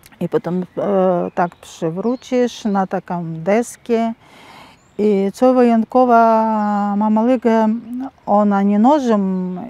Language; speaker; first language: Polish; non-native, learner; Russian